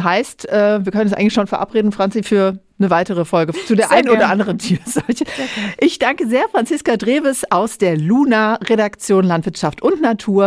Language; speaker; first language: German; native; German